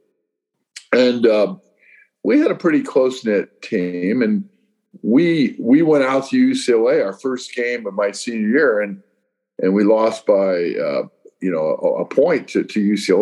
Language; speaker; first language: English; native; English